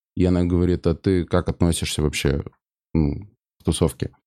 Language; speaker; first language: Russian; native; Russian